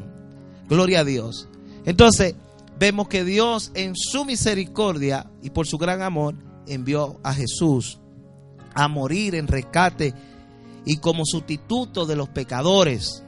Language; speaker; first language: Spanish; native; Spanish